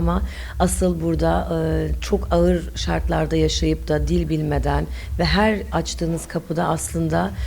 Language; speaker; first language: Turkish; early bilingual, other home language; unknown